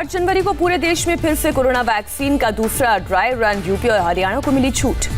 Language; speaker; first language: Hindi; native; Hindi